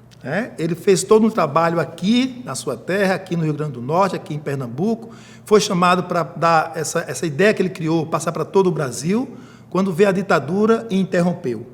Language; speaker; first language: Portuguese; native; Portuguese